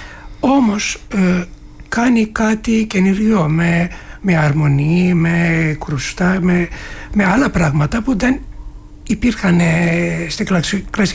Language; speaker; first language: Greek; non-native, learner; Turkish